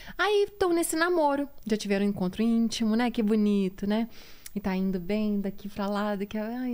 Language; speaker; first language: Portuguese; native; Portuguese